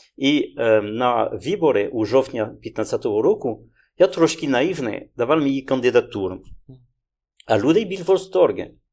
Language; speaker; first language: Ukrainian; non-native, learner; French